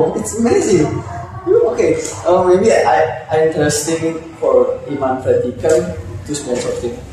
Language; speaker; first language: English; non-native, learner; Indonesian